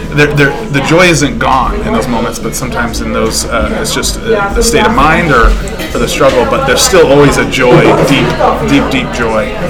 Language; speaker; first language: English; native; English